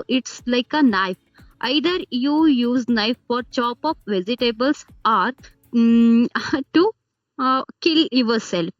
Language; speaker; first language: English; non-native, learner; Kannada